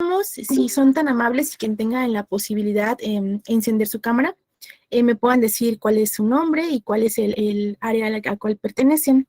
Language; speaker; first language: Spanish; native; Spanish